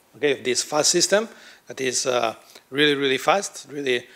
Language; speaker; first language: English; non-native, fluent; Catalan